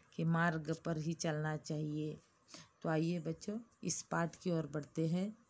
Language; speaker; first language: Hindi; non-native, local second language; Kannada